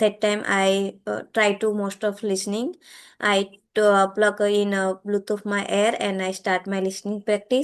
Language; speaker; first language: English; non-native, learner; Gujarati